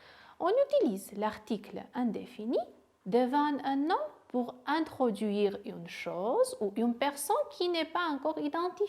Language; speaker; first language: French; non-native, fluent; Armenian